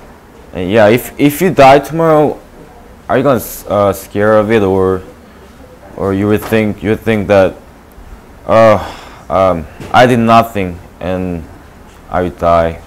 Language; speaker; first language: English; non-native, learner; Korean